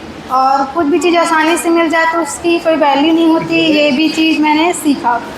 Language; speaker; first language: Hindi; native; Hindi